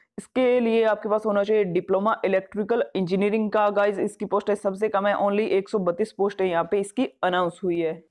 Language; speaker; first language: Hindi; non-native, local second language; Punjabi